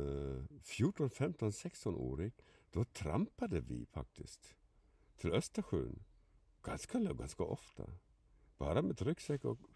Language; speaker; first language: Swedish; non-native, fluent; German